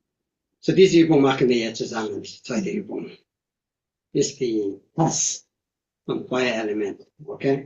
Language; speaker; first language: German; non-native, fluent; Tibetan